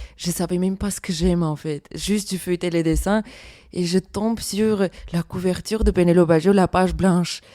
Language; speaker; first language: French; non-native, fluent; Armenian